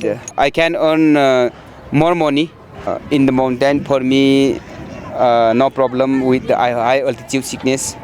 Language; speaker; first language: English; non-native, learner; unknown